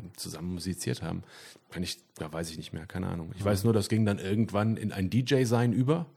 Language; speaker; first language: German; native; German